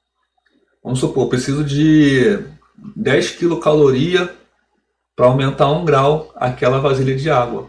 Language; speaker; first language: Portuguese; native; Portuguese